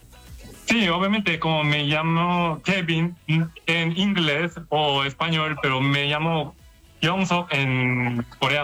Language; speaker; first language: Spanish; non-native, fluent; Korean